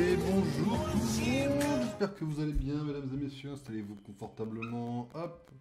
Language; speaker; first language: French; native; French